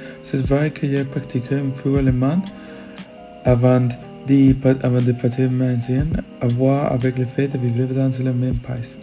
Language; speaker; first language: French; non-native, learner; Spanish